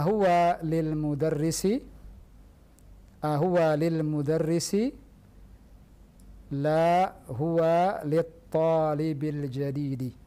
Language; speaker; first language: Arabic; non-native, fluent; Indonesian